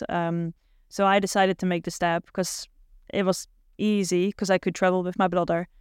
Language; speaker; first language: English; non-native, fluent; Dutch